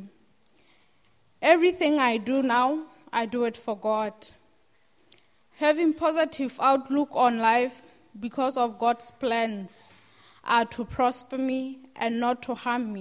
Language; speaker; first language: English; non-native, local second language; Southern Sotho